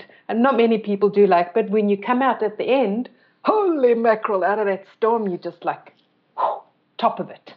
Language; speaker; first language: English; native; English